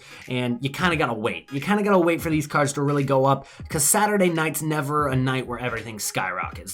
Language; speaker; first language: English; native; English